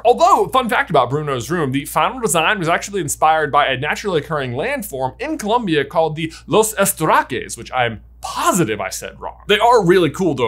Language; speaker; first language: English; native; English